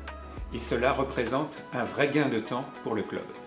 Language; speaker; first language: French; native; French